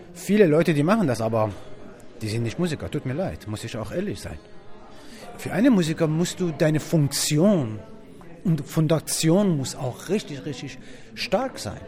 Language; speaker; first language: German; non-native, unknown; Persian